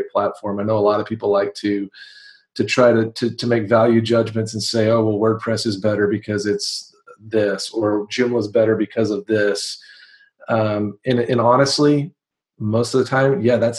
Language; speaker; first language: English; native; English